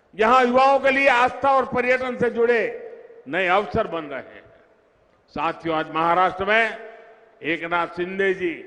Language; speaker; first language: Hindi; non-native, local second language; Gujarati